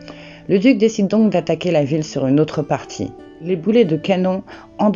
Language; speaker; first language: French; native; French